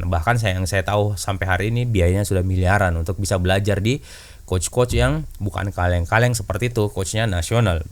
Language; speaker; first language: Indonesian; native; Indonesian